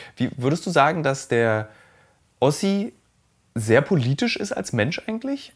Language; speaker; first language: German; native; German